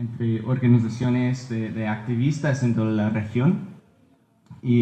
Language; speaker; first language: Spanish; early bilingual, heritage; Spanish